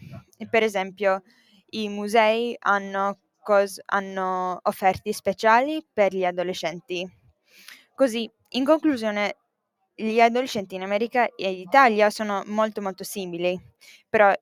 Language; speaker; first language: Italian; non-native, fluent; English